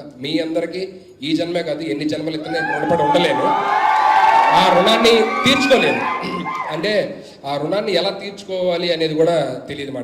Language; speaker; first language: Telugu; native; Telugu